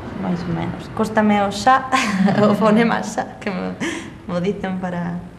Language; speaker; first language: Galician; non-native, local second language; Spanish